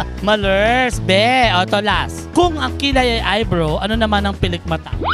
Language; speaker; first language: Filipino; native; Filipino